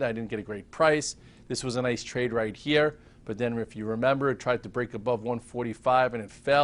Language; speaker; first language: English; native; English